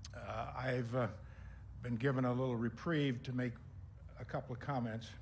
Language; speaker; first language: English; native; English